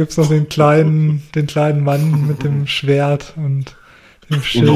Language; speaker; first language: German; native; German